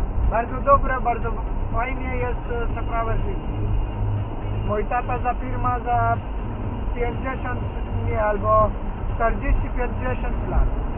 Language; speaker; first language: Polish; non-native, learner; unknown